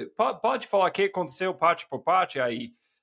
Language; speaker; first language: Portuguese; non-native, fluent; English